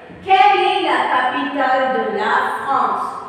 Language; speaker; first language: French; non-native, fluent; Tamil